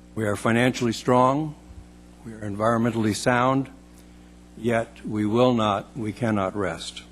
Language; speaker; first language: English; native; English